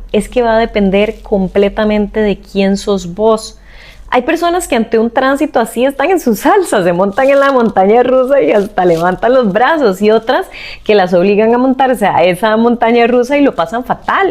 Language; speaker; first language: Spanish; native; Spanish